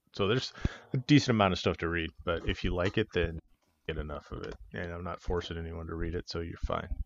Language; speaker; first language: English; native; English